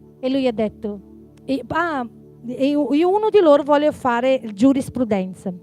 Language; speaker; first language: Italian; non-native, fluent; Portuguese